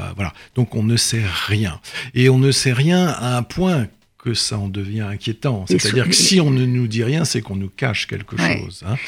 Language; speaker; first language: French; native; French